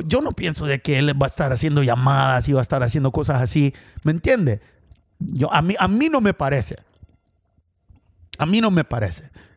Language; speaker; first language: Spanish; early bilingual, heritage; Spanish